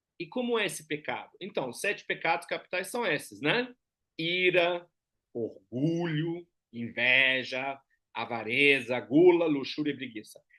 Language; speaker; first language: Portuguese; non-native, fluent; German